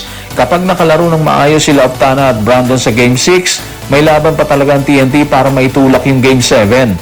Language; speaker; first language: Filipino; native; Filipino